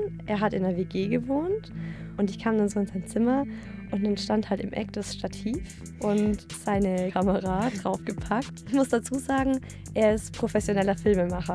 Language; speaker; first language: German; native; German